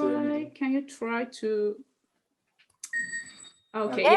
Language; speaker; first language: English; non-native, fluent; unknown